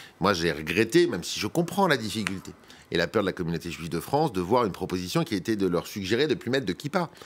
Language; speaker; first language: French; native; French